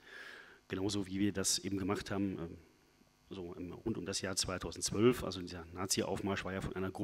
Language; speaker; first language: German; native; German